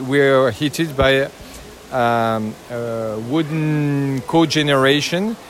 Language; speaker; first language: English; non-native, learner; French